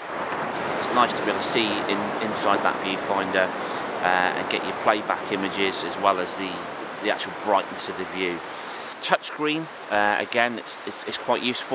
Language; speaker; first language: English; native; English